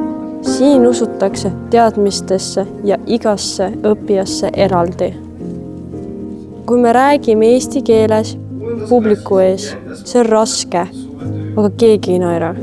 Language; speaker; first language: Estonian; non-native, learner; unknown